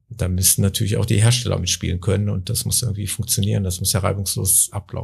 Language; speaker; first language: German; native; German